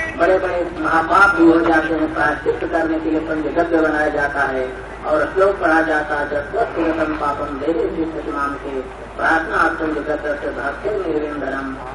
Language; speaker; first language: Hindi; native; Hindi